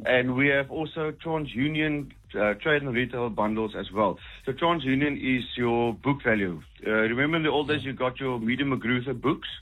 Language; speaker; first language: English; non-native, local second language; Afrikaans